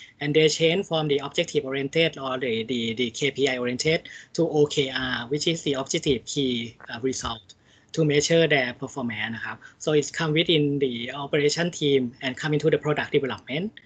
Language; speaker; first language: English; non-native, fluent; Thai